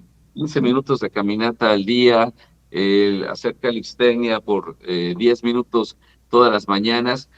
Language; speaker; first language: Spanish; native; Spanish